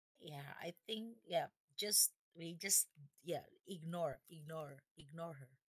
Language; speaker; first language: English; non-native, fluent; Indonesian